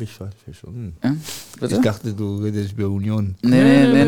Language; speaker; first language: German; non-native, learner; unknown